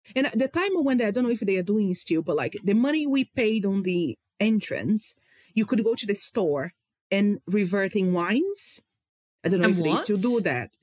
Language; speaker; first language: English; non-native, fluent; Portuguese